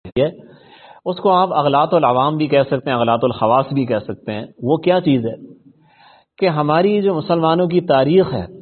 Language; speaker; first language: Urdu; non-native, local second language; Punjabi